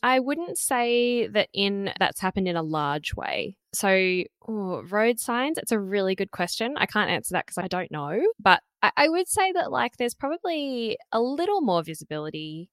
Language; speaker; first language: English; native; English